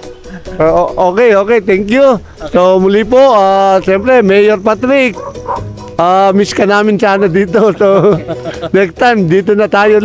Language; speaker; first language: Filipino; native; Filipino